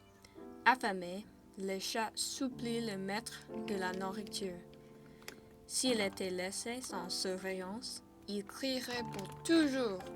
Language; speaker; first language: French; non-native, fluent; English